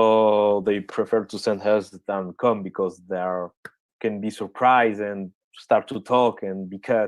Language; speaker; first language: English; non-native, fluent; French